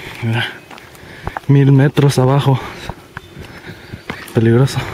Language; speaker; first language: Spanish; early bilingual, heritage; Spanish